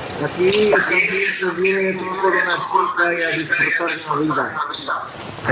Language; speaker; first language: Spanish; non-native, learner; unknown